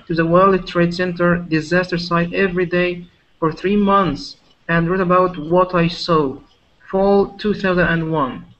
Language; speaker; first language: English; non-native, local second language; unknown